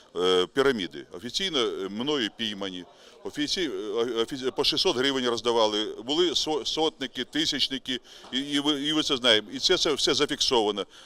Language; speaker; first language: Ukrainian; native; Ukrainian